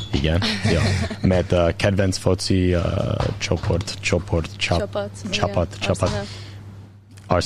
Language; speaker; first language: Hungarian; non-native, learner; English